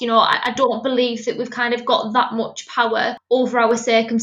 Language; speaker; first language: English; native; English